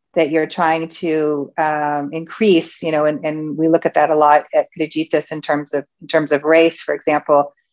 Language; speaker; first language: English; native; English